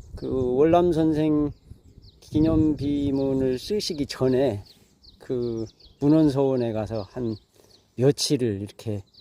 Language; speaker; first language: Korean; native; Korean